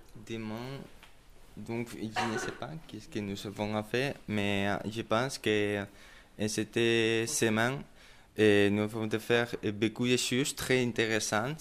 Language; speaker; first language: French; non-native, learner; Spanish